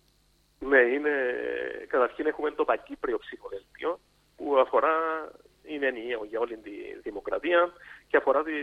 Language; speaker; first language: Greek; native; Greek